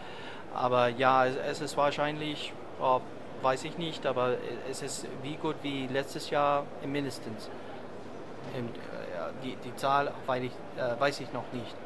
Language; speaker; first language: German; non-native, learner; English